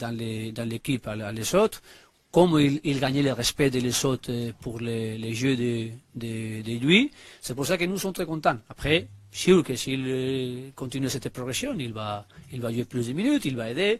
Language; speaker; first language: French; non-native, learner; Spanish